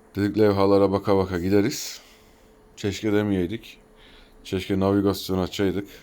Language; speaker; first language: Turkish; early bilingual, heritage; Turkish